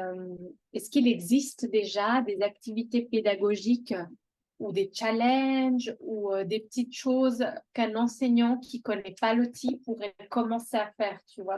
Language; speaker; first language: French; native; French